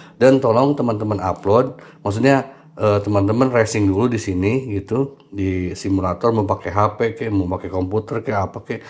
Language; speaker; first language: Indonesian; native; Indonesian